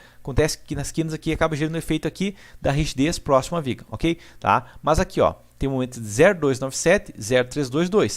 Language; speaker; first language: Portuguese; native; Portuguese